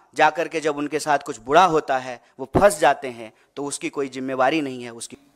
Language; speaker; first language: Hindi; native; Hindi